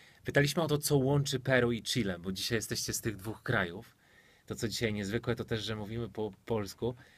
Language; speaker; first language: Polish; native; Polish